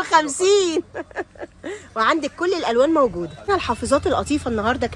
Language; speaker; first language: Arabic; native; Arabic